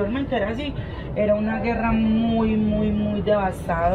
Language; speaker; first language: Spanish; native; Spanish